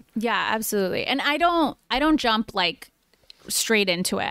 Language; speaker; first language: English; early bilingual, other home language; Spanish